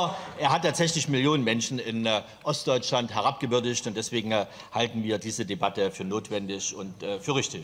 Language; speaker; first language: German; native; German